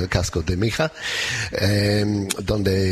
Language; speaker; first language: Spanish; non-native, learner; English